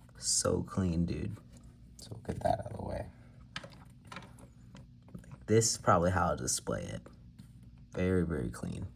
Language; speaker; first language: English; native; English